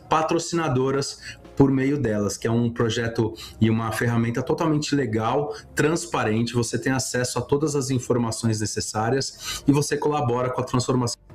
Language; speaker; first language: Portuguese; native; Portuguese